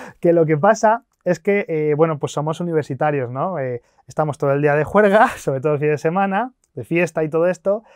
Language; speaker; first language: Spanish; native; Spanish